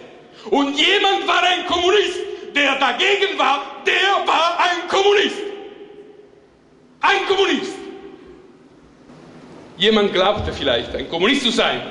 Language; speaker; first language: German; non-native, fluent; Italian